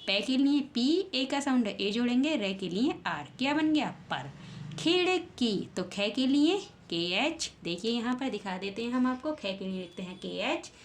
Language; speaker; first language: Hindi; native; Hindi